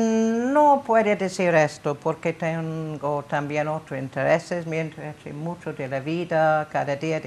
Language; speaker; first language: Spanish; non-native, learner; English